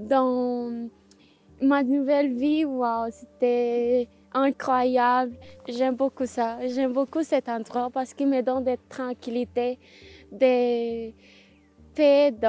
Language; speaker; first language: French; non-native, fluent; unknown